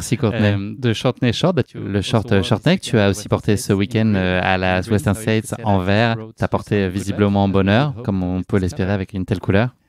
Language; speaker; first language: French; native; French